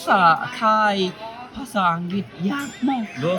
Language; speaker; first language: Thai; non-native, learner; Japanese